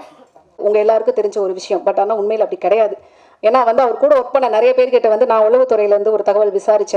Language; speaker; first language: Tamil; native; Tamil